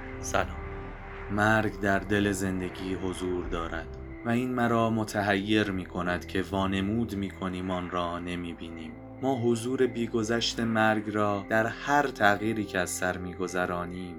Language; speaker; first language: Persian; native; Persian